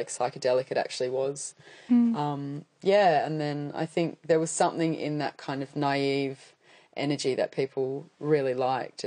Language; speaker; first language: English; native; English